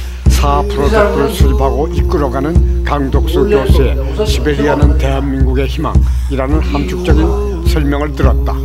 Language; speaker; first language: Korean; native; Korean